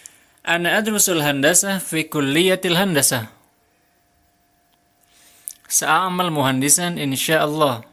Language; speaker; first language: Arabic; non-native, fluent; Indonesian